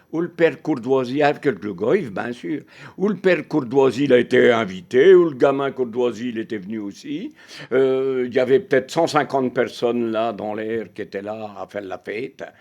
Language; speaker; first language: French; native; French